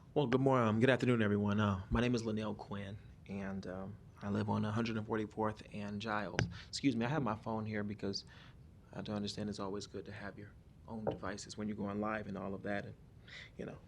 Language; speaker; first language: English; native; English